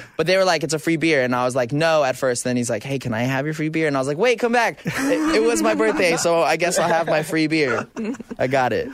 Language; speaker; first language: English; native; English